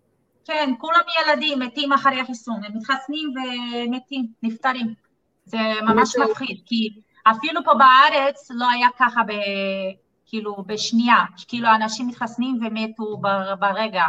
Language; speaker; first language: Hebrew; non-native, fluent; Portuguese